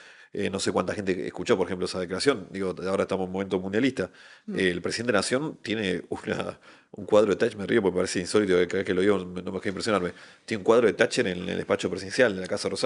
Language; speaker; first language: Spanish; native; Spanish